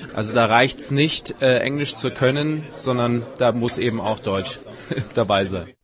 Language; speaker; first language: German; native; German